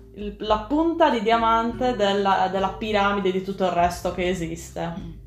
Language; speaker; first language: Italian; native; Italian